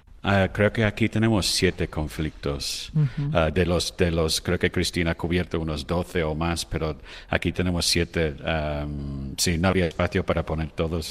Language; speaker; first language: Spanish; non-native, fluent; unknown